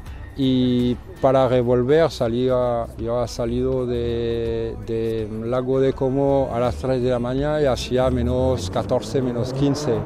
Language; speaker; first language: Spanish; non-native, fluent; French